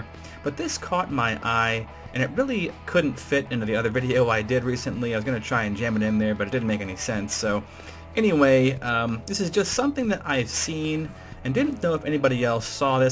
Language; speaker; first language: English; native; English